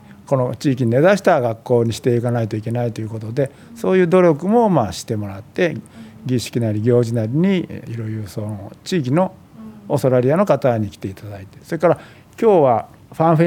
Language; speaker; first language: Japanese; native; Japanese